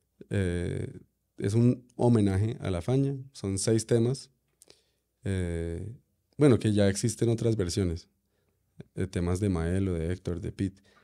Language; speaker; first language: Spanish; early bilingual, other home language; English